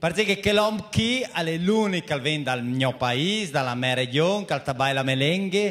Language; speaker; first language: Italian; native; Italian